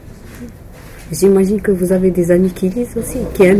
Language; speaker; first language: French; non-native, local second language; Arabic